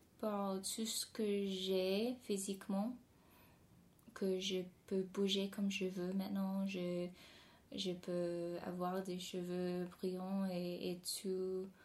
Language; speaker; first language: French; non-native, fluent; English